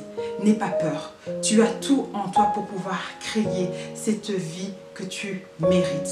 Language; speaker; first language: French; native; French